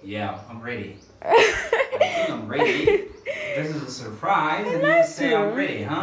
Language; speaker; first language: English; non-native, local second language; Persian